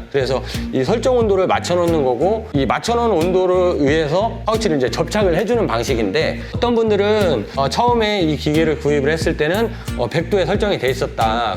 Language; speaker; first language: Korean; native; Korean